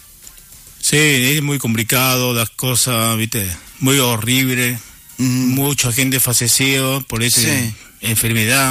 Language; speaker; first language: Spanish; non-native, learner; Chinese